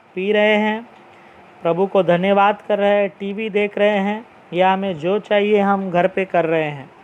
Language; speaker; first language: Hindi; non-native, local second language; Telugu